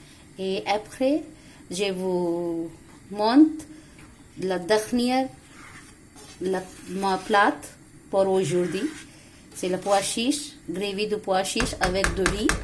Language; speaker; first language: French; non-native, learner; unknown